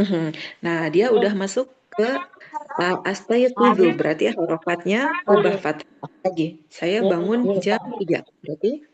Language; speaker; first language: Indonesian; native; Indonesian